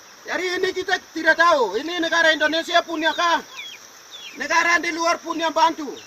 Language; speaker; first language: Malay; non-native, local second language; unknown